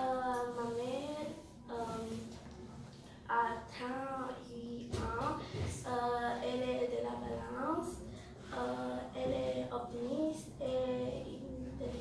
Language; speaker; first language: French; non-native, learner; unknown